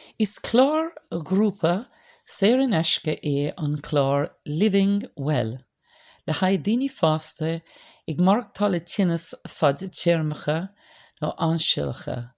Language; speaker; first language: Irish; non-native, local second language; English